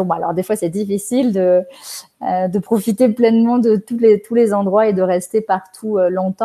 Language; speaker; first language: French; native; French